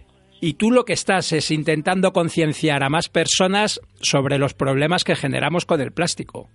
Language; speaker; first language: Spanish; native; Spanish